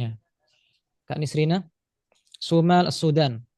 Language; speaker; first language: Indonesian; native; Indonesian